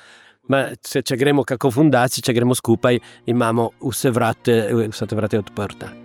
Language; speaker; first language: Slovenian; non-native, learner; Italian